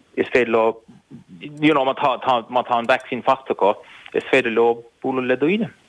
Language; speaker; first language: Irish; native; Irish